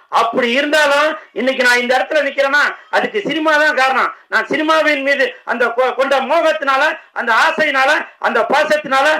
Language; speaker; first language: Tamil; native; Tamil